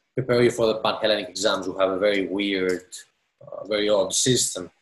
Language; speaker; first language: English; non-native, fluent; Greek